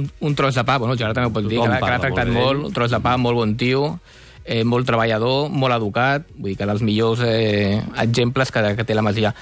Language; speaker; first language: Catalan; native; Catalan